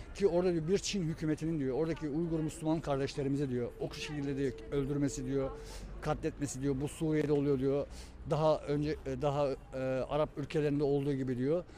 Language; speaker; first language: Turkish; native; Turkish